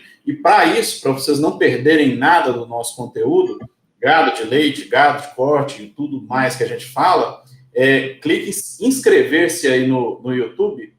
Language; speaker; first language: Portuguese; native; Portuguese